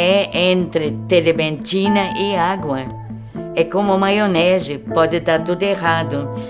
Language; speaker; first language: Portuguese; early bilingual, other home language; German